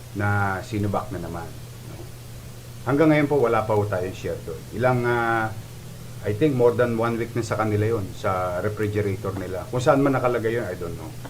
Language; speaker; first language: Filipino; native; Filipino